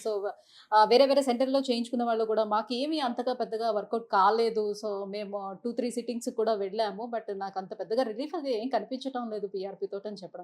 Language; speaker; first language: Telugu; native; Telugu